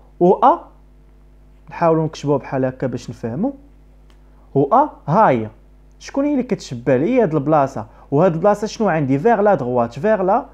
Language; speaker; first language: Arabic; native; Arabic